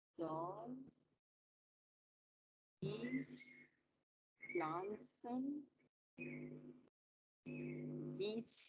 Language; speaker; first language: German; non-native, learner; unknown